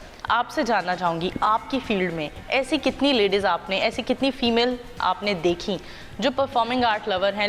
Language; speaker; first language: Hindi; native; Hindi